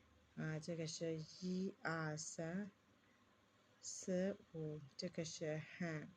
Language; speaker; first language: Chinese; non-native, learner; Burmese